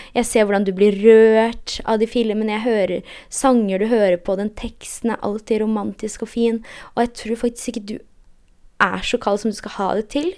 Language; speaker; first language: Norwegian; early bilingual, other home language; Polish